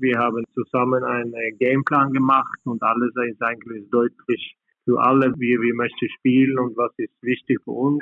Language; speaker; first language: German; non-native, learner; Norwegian